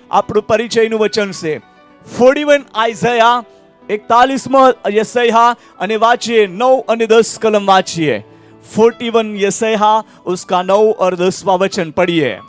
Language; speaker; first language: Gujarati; non-native, local second language; Marathi